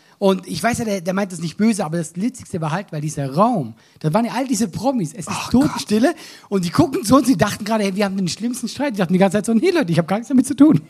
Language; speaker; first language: German; native; German